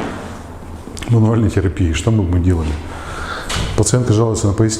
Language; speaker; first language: Russian; native; Russian